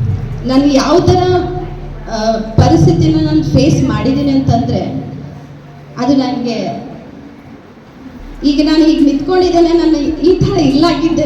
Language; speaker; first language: Kannada; non-native, local second language; Hindi